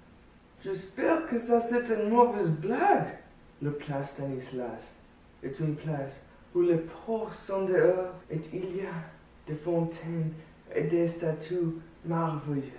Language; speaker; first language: French; non-native, learner; English